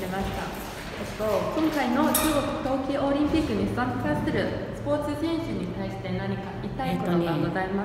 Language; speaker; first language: Japanese; non-native, learner; Chinese